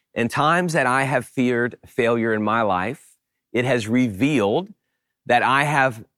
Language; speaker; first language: English; native; English